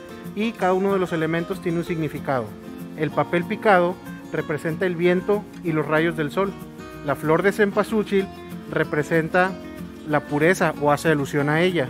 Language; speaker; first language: Spanish; native; Spanish